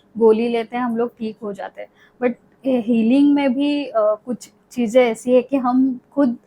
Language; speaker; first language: Hindi; non-native, local second language; Marathi